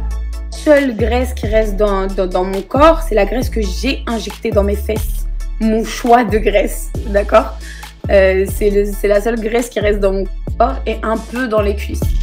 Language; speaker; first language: French; native; French